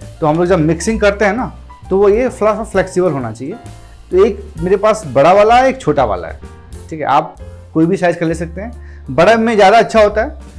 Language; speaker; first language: Hindi; non-native, local second language; Gujarati